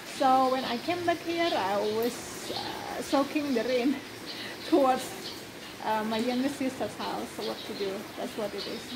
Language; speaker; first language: English; non-native, fluent; Indonesian